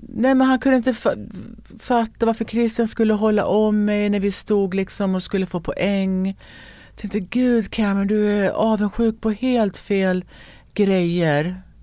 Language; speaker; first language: Swedish; native; Swedish